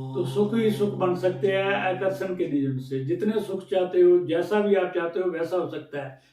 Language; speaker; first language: Hindi; non-native, local second language; Punjabi